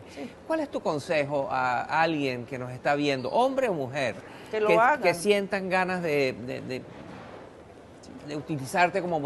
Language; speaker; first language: Spanish; native; Spanish